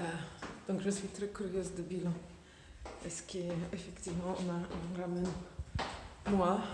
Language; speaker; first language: French; non-native, fluent; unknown